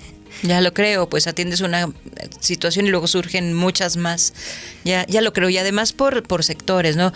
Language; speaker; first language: Spanish; native; Spanish